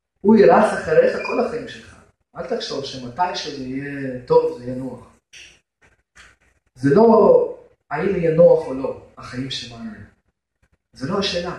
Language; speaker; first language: Hebrew; non-native, fluent; Russian